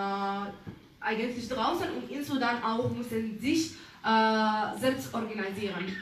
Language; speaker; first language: German; non-native, learner; Arabic